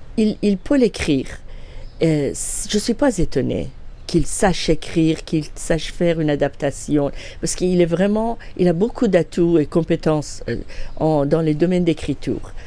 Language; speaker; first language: French; non-native, fluent; Persian